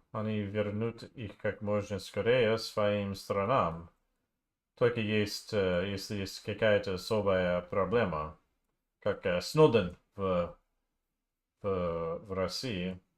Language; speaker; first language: Russian; non-native, learner; English